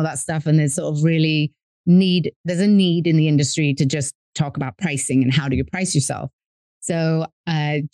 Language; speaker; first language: English; native; English